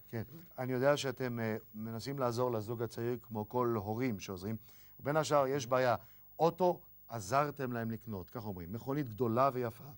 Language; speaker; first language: Hebrew; native; Hebrew